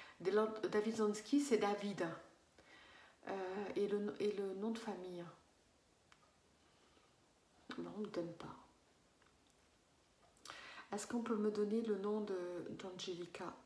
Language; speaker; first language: French; native; French